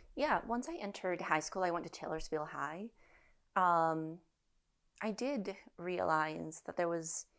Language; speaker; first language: English; early bilingual, other home language; Spanish